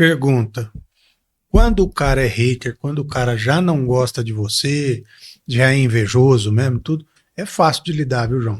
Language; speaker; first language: Portuguese; native; Portuguese